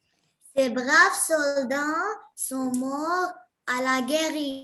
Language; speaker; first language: French; non-native, learner; Arabic